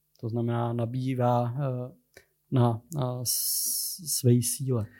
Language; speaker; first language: Czech; native; Czech